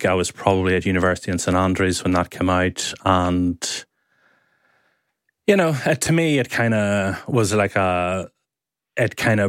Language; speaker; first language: English; native; English